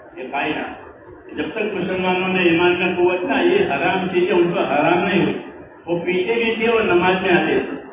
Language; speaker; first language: Urdu; non-native, local second language; Gujarati